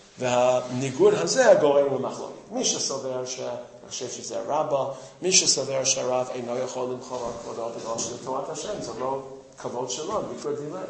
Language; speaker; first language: Hebrew; non-native, fluent; English